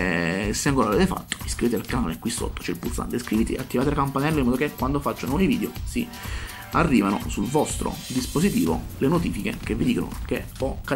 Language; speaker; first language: Italian; native; Italian